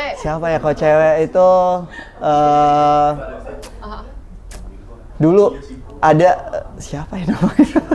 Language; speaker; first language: Indonesian; native; Indonesian